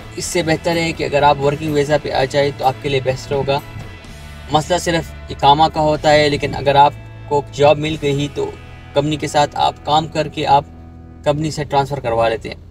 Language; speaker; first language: Urdu; non-native, local second language; Pashto